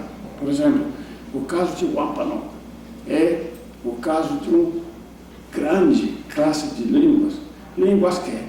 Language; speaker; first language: Portuguese; non-native, fluent; English